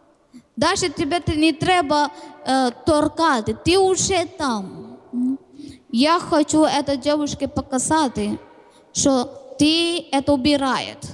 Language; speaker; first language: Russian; non-native, learner; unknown